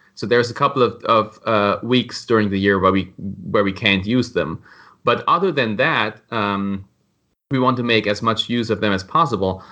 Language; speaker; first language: English; non-native, fluent; German